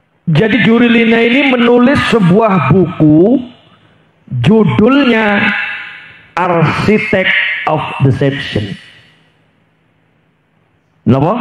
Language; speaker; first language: Indonesian; native; Indonesian